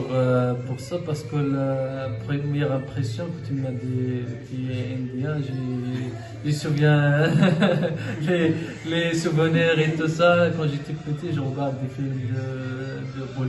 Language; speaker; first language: French; non-native, local second language; Arabic